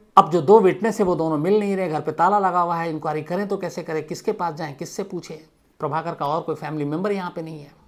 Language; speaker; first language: Hindi; native; Hindi